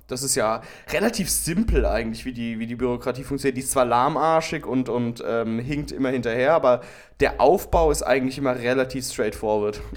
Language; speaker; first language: German; native; German